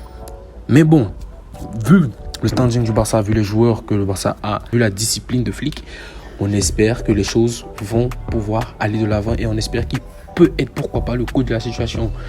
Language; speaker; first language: French; native; French